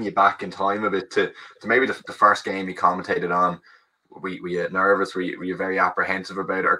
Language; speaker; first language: English; native; English